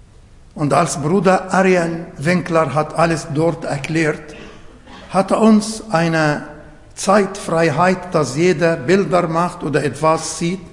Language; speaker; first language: German; non-native, learner; Arabic